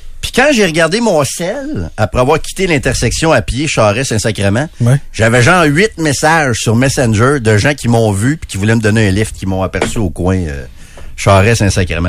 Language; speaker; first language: French; native; French